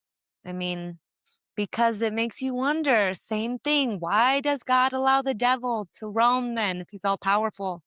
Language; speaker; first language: English; native; English